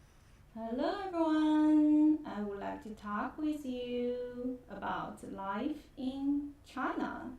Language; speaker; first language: English; non-native, fluent; Chinese